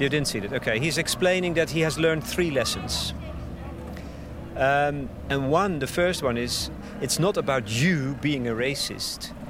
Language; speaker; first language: English; non-native, fluent; Dutch